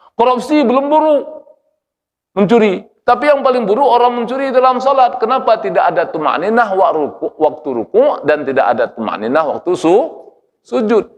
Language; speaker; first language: Malay; native; Malay